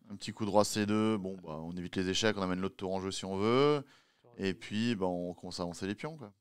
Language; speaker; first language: French; native; French